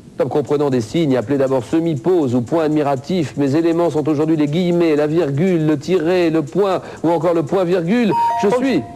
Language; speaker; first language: French; native; French